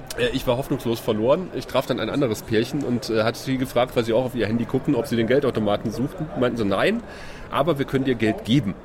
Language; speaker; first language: German; native; German